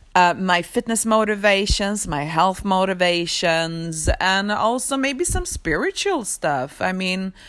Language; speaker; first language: English; early bilingual, other home language; Swedish